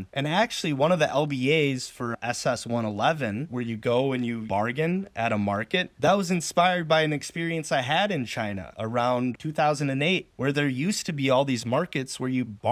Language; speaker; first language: English; native; English